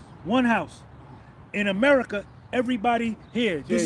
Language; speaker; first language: English; native; English